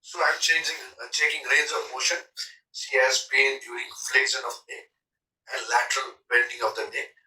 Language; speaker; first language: English; non-native, local second language; Nepali